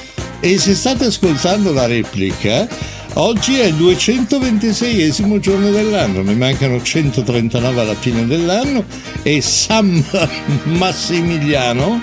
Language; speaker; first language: Italian; native; Italian